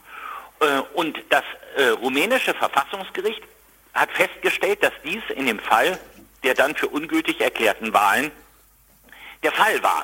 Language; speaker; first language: German; native; German